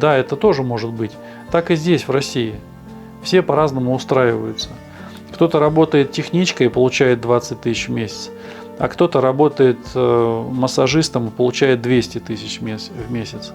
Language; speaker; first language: Russian; native; Russian